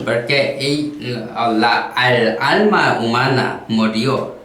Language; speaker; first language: Spanish; non-native, learner; Korean